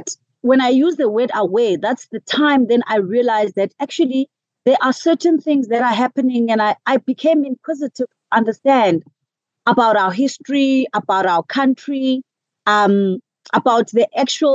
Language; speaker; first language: English; non-native, local second language; Xhosa